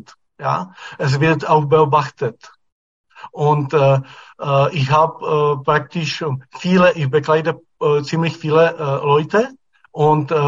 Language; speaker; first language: German; non-native, fluent; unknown